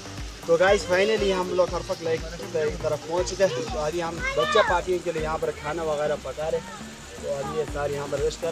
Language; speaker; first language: Hindi; non-native, local second language; Balti